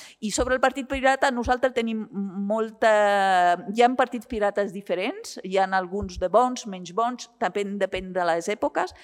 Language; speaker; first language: Catalan; non-native, fluent; Italian